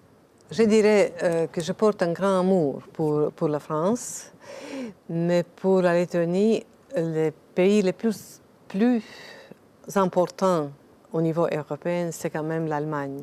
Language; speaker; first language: French; non-native, fluent; Latvian